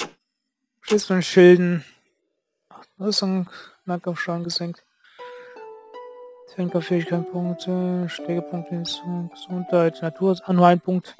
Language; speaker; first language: German; native; German